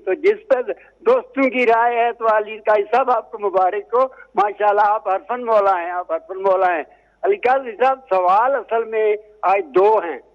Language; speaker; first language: Urdu; non-native, local second language; Sindhi